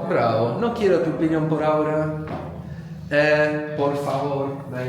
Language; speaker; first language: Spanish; non-native, fluent; English